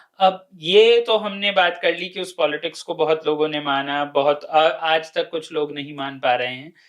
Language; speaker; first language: Urdu; native; Urdu